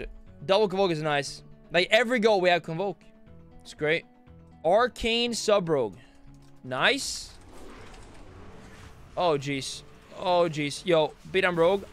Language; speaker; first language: English; non-native, fluent; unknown